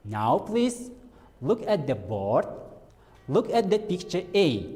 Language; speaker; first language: English; non-native, fluent; Kazakh